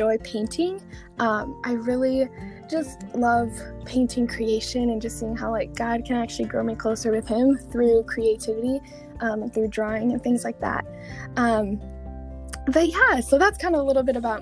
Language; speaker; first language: English; native; English